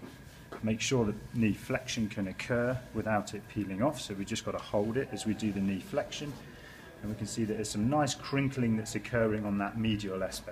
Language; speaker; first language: English; native; English